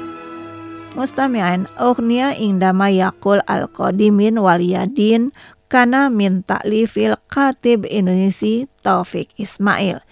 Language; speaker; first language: Arabic; non-native, fluent; Indonesian